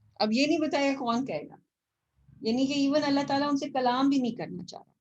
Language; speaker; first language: Urdu; native; Urdu